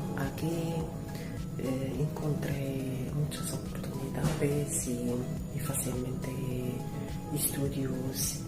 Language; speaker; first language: Spanish; non-native, learner; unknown